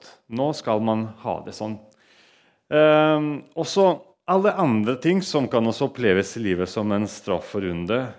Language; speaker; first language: Norwegian; non-native, fluent; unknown